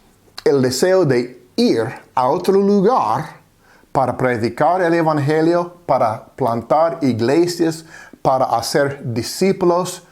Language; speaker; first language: Spanish; non-native, fluent; English